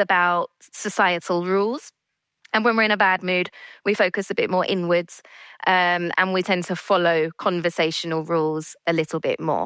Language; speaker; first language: English; native; English